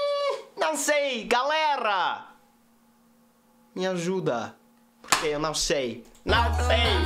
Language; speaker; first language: Portuguese; non-native, learner; English